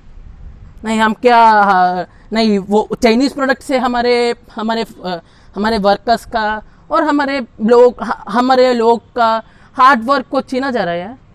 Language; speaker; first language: Hindi; non-native, local second language; Telugu